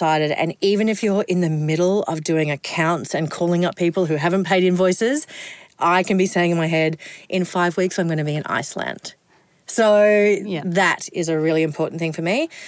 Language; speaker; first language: English; native; English